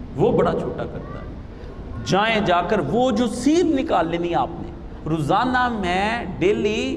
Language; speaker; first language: Urdu; non-native, local second language; Punjabi